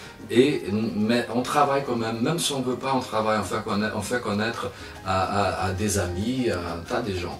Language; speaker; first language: French; non-native, fluent; Spanish